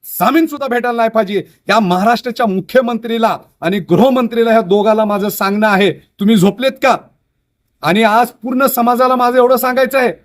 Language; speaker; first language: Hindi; native; Hindi